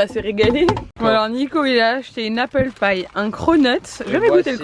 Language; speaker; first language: French; native; French